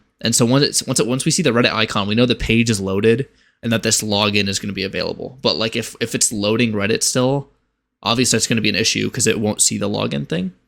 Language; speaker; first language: English; native; English